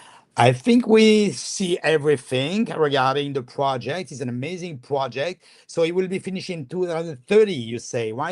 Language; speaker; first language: English; non-native, fluent; French